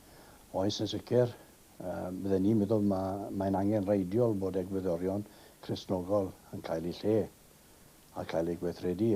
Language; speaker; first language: Welsh; native; Welsh